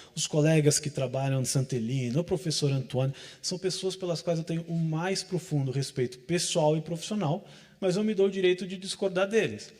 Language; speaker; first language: Portuguese; native; Portuguese